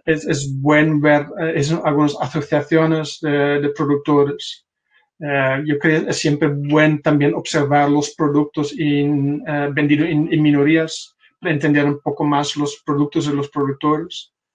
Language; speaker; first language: Spanish; non-native, fluent; Dutch